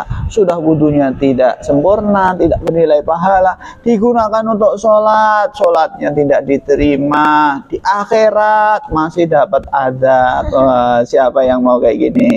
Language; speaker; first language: Indonesian; native; Indonesian